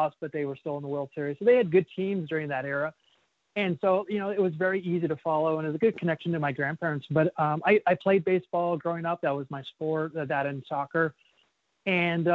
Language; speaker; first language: English; native; English